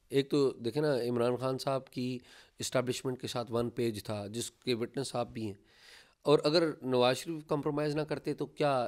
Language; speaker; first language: Urdu; native; Urdu